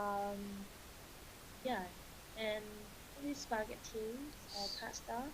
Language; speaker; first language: English; non-native, learner; Vietnamese